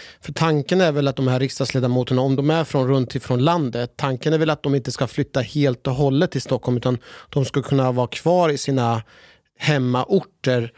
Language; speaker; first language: Swedish; early bilingual, other home language; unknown